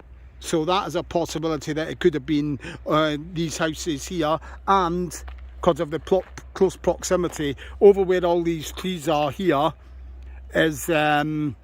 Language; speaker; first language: English; native; English